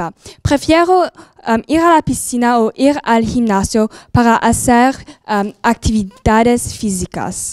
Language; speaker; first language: Spanish; non-native, learner; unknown